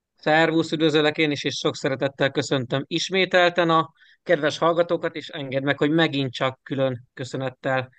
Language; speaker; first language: Hungarian; native; Hungarian